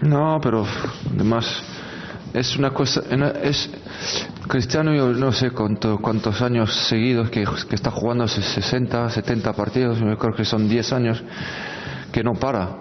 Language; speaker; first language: Spanish; non-native, fluent; French